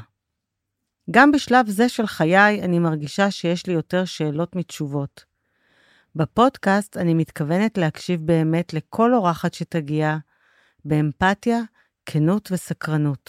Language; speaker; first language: Hebrew; native; Hebrew